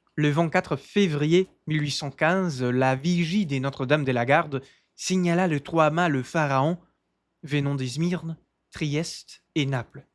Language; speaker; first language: French; non-native, learner; Portuguese